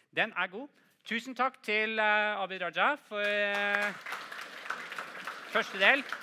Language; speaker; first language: Norwegian; native; Norwegian